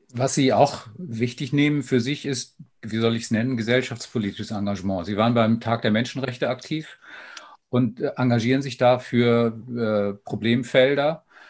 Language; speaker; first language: German; native; German